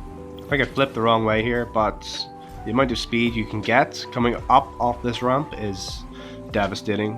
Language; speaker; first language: English; native; English